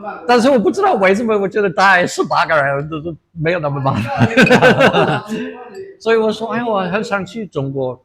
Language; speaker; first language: Chinese; non-native, fluent; English